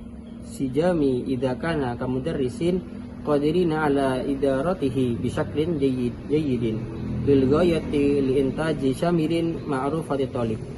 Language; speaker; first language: Arabic; non-native, learner; Indonesian